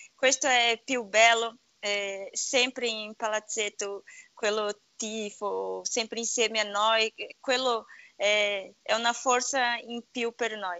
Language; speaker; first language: Italian; non-native, learner; Portuguese